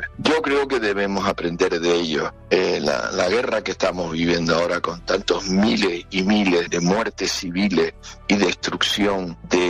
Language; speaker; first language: Spanish; native; Spanish